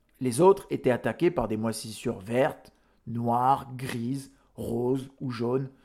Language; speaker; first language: French; native; French